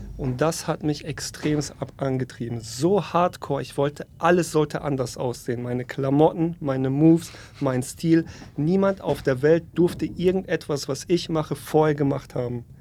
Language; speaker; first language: German; early bilingual, other home language; Polish